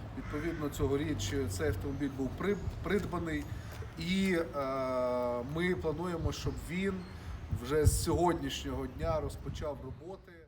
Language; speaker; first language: Ukrainian; native; Ukrainian